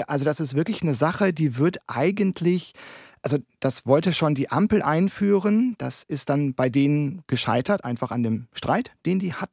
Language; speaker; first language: German; native; German